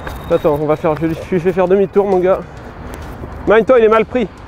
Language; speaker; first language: French; native; French